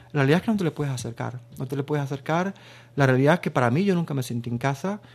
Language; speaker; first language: Spanish; early bilingual, other home language; Bulgarian